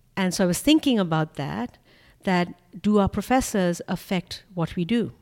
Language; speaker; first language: English; non-native, local second language; Bangla